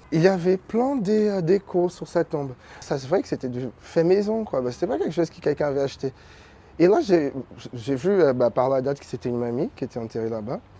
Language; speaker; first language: French; non-native, fluent; Portuguese